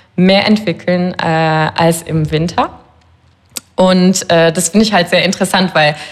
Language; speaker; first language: German; non-native, fluent; French